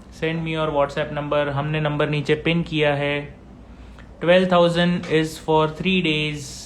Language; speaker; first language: Hindi; native; Hindi